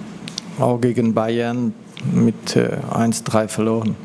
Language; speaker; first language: German; non-native, learner; French